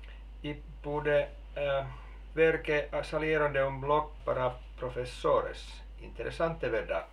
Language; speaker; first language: Spanish; non-native, learner; Finnish